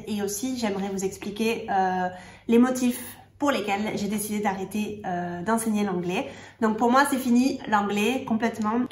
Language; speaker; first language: French; native; French